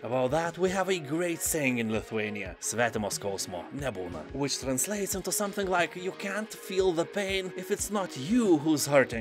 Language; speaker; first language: English; non-native, fluent; Lithuanian